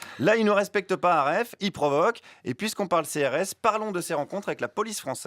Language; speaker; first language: French; native; French